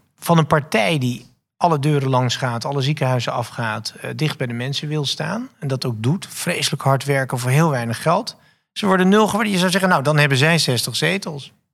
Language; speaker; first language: Dutch; native; Dutch